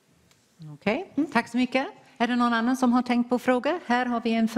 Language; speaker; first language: Swedish; non-native, fluent; English